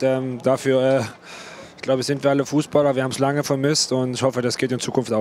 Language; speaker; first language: German; native; German